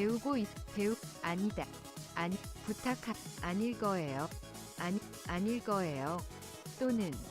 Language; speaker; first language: Korean; non-native, learner; English